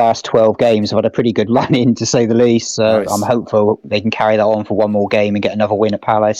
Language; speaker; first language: English; native; English